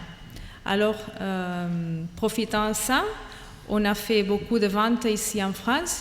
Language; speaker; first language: French; non-native, fluent; Catalan